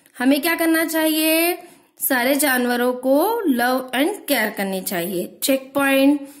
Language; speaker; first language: Hindi; native; Hindi